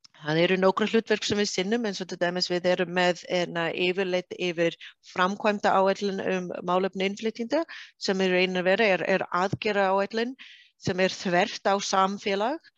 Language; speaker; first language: Icelandic; non-native, fluent; English